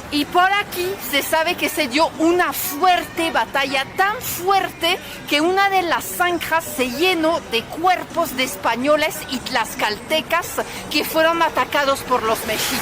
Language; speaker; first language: Spanish; native; Spanish